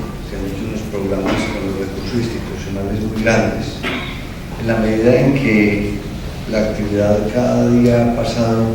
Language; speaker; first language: Spanish; native; Spanish